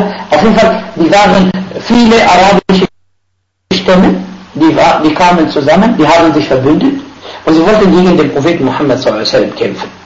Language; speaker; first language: German; non-native, fluent; Arabic